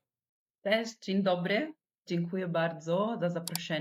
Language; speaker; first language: Polish; non-native, learner; Italian